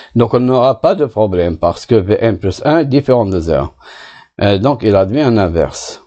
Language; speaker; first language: French; non-native, local second language; Arabic